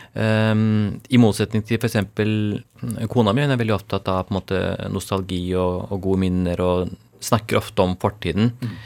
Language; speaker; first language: Norwegian; early bilingual, other home language; Urdu